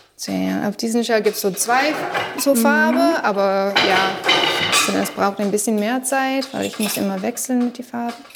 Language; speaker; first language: German; non-native, learner; English